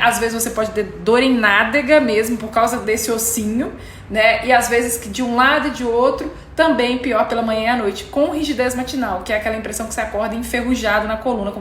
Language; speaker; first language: Portuguese; native; Portuguese